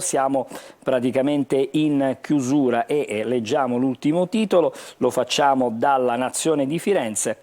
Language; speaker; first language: Italian; native; Italian